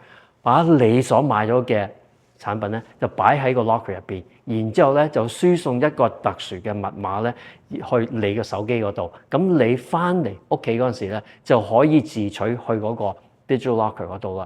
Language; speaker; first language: Cantonese; native; Cantonese